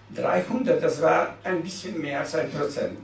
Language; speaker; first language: German; non-native, fluent; Polish